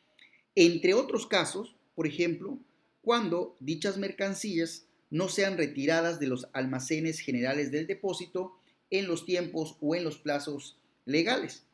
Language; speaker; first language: Spanish; native; Spanish